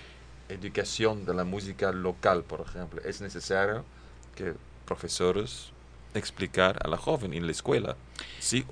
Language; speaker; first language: Spanish; non-native, learner; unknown